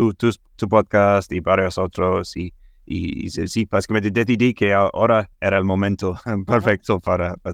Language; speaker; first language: Spanish; non-native, fluent; English